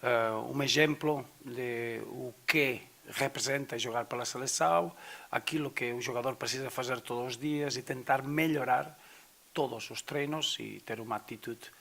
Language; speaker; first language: Portuguese; non-native, fluent; Spanish